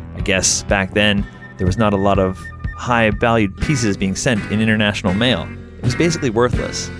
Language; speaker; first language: English; native; English